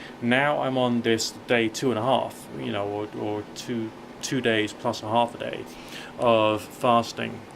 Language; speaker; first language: English; native; English